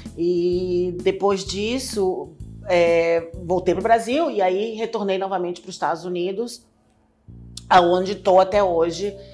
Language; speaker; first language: Portuguese; native; Portuguese